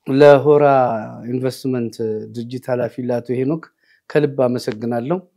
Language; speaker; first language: Amharic; native; Amharic